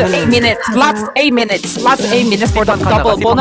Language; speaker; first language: English; non-native, learner; Korean